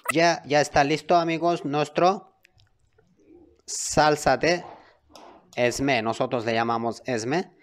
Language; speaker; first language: Spanish; non-native, learner; Turkish